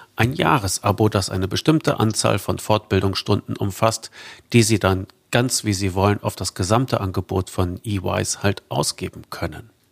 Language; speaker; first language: German; native; German